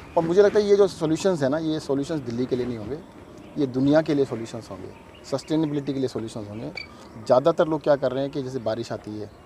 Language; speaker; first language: Hindi; native; Hindi